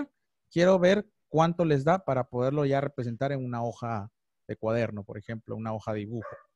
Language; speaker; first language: Spanish; native; Spanish